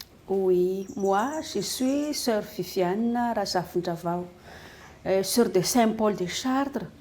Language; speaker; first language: French; non-native, local second language; Malagasy